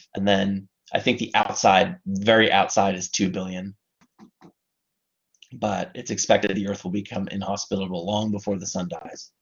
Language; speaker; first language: English; native; English